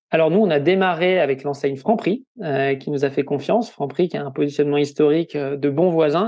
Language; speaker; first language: French; native; French